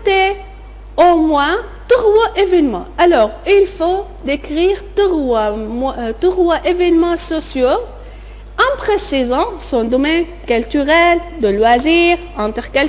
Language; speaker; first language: French; non-native, fluent; Arabic